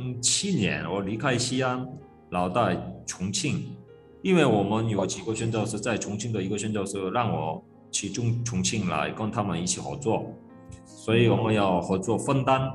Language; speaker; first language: Chinese; non-native, fluent; Korean